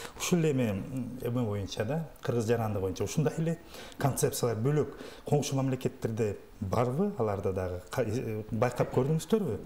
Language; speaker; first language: Kyrgyz; native; Kyrgyz